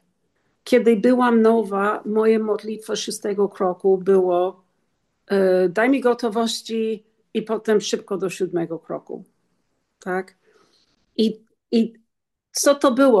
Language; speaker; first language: Polish; non-native, learner; English